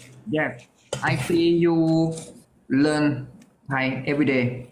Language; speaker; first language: English; non-native, learner; Thai